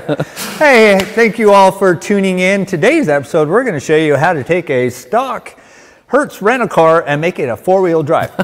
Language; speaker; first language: English; native; English